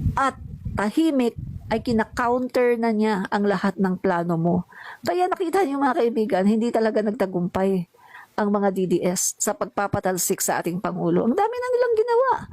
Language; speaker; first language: Filipino; non-native, local second language; Cebuano